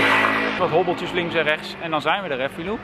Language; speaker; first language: Dutch; native; Dutch